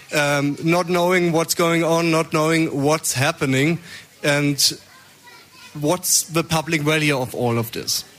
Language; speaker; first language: English; non-native, fluent; German